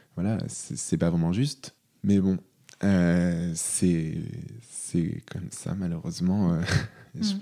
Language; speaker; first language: French; native; French